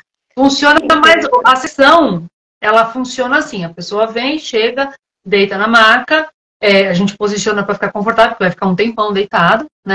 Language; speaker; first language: Portuguese; native; Portuguese